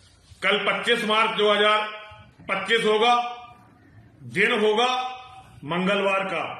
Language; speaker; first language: Hindi; native; Hindi